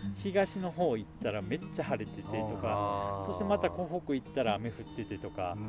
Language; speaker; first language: Japanese; native; Japanese